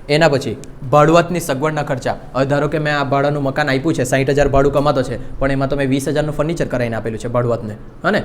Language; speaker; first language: Gujarati; non-native, local second language; Hindi